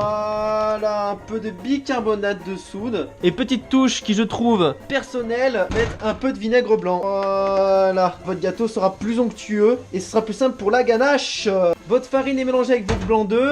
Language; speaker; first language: French; native; French